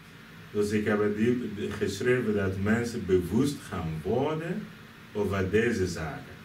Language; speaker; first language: Dutch; non-native, fluent; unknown